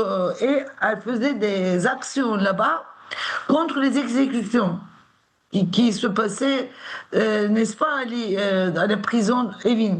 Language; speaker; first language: French; non-native, fluent; Turkish